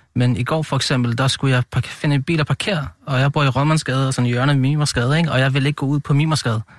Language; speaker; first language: Danish; early bilingual, other home language; Arabic